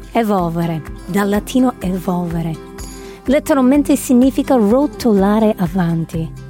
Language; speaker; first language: Italian; non-native, fluent; English